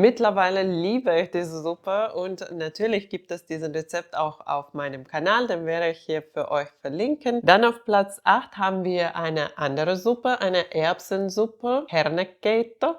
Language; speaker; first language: German; non-native, fluent; Finnish